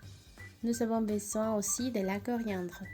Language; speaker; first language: French; non-native, fluent; Spanish